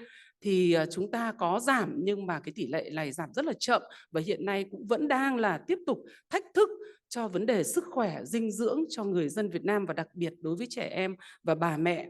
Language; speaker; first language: Vietnamese; native; Vietnamese